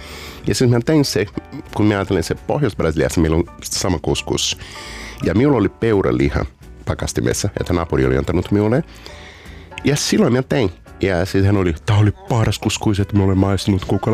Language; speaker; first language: Finnish; non-native, fluent; Portuguese